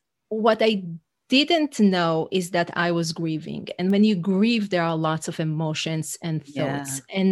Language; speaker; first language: English; non-native, fluent; Hebrew